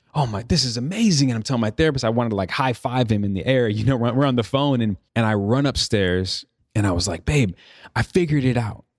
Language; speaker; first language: English; native; English